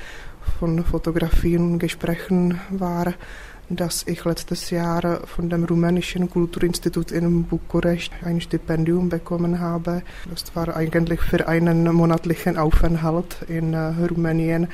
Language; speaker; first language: German; non-native, fluent; Czech